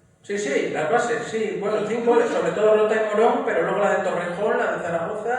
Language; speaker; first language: Spanish; native; Spanish